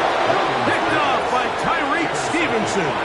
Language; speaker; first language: English; native; English